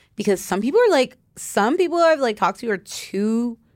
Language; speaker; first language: English; non-native, fluent; French